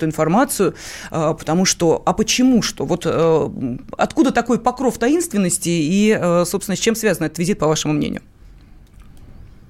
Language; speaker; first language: Russian; native; Russian